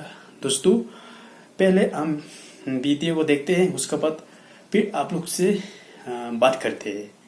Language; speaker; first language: Hindi; non-native, local second language; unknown